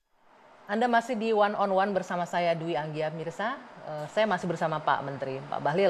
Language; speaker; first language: Indonesian; native; Indonesian